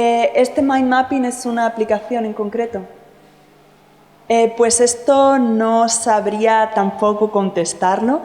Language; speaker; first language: Spanish; native; Spanish